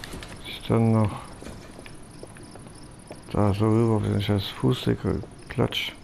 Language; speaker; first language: German; native; German